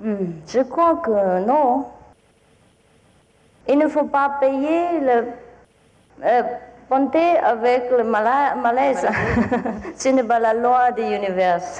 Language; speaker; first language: French; non-native, fluent; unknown